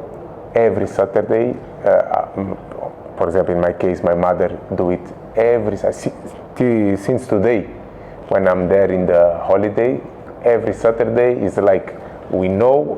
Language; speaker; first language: English; non-native, local second language; Kabuverdianu